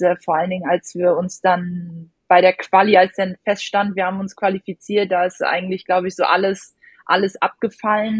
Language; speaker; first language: German; native; German